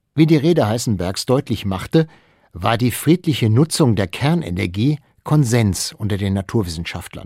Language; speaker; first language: German; native; German